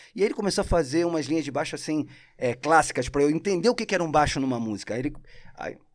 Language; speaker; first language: Portuguese; non-native, local second language; Spanish